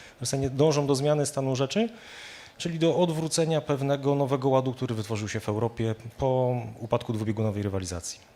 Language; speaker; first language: Polish; native; Polish